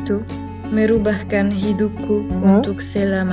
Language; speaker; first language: Indonesian; non-native, fluent; French